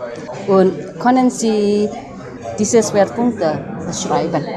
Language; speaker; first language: German; non-native, learner; Indonesian